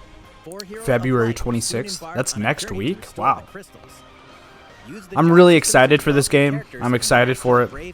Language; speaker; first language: English; native; English